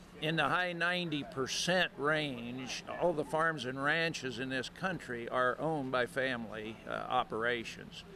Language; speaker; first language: English; native; English